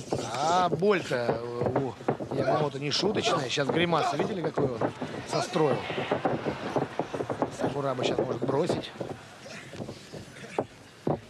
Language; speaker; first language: Russian; native; Russian